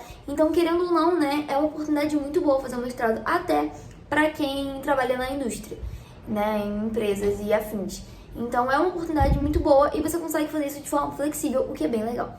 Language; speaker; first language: Portuguese; native; Portuguese